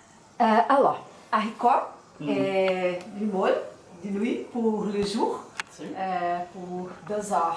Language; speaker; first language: French; non-native, learner; Portuguese